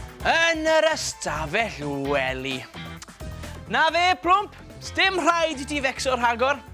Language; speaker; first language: Welsh; native; Welsh